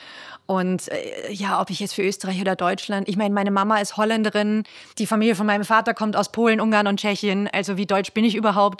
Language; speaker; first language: German; native; German